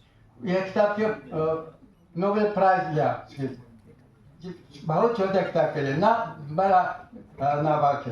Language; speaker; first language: Hindi; non-native, fluent; Tajik